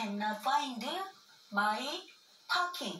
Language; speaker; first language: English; non-native, learner; Korean